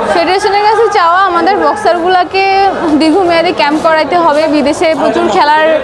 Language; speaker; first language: Bangla; native; Bangla